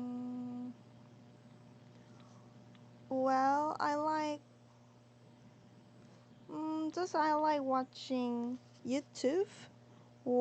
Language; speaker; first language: English; non-native, learner; Korean